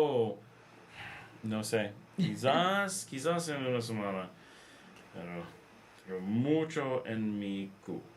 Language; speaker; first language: Spanish; non-native, learner; English